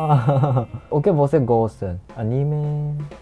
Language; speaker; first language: Portuguese; non-native, learner; Japanese